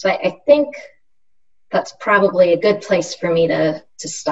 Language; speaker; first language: English; native; English